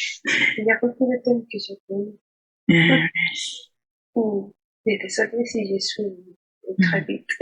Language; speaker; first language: French; non-native, learner; Spanish